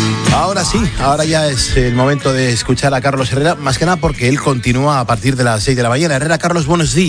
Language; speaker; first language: Spanish; native; Spanish